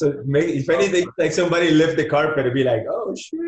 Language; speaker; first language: English; non-native, fluent; Spanish